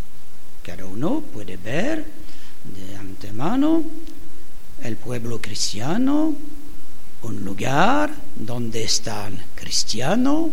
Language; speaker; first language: Spanish; non-native, learner; French